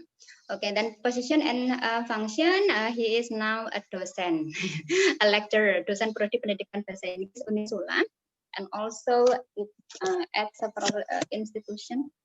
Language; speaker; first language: English; non-native, fluent; Indonesian